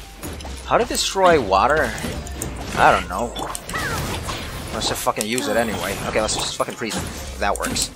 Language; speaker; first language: English; native; English